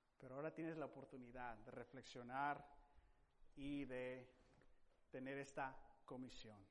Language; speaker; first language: Spanish; non-native, fluent; English